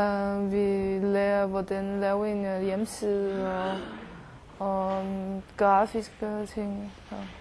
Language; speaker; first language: Danish; non-native, learner; Chinese